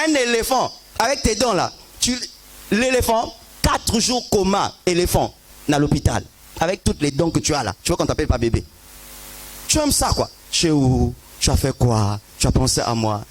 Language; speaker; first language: French; non-native, local second language; Lingala